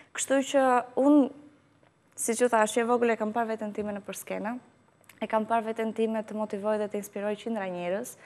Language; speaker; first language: Albanian; early bilingual, heritage; Albanian